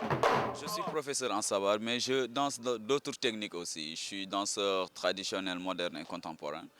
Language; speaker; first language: French; non-native, local second language; Wolof